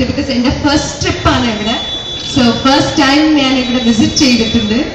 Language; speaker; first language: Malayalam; non-native, learner; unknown